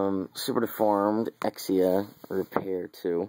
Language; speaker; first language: English; native; English